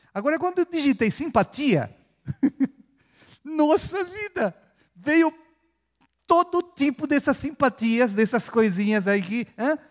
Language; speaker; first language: Portuguese; non-native, fluent; Spanish